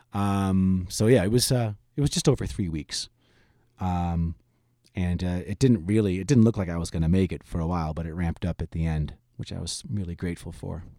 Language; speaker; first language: English; native; English